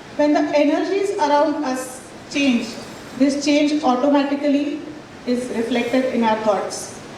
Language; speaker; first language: English; non-native, local second language; Marathi